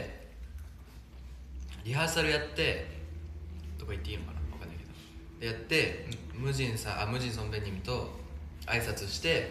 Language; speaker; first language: Japanese; non-native, fluent; Korean